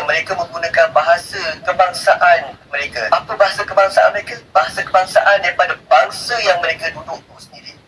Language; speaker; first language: Malay; native; Malay